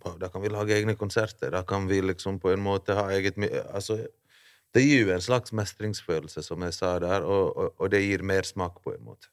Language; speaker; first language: Norwegian; early bilingual, other home language; Bosnian